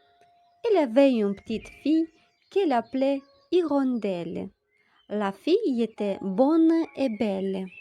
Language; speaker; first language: French; non-native, fluent; Romanian